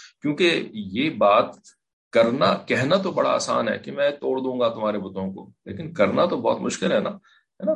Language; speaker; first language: Urdu; native; Urdu